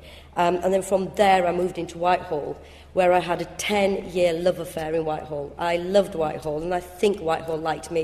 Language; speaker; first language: English; early bilingual, other home language; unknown